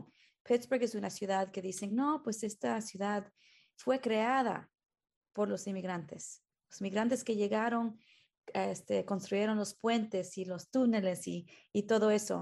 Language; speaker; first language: Spanish; early bilingual, heritage; Spanish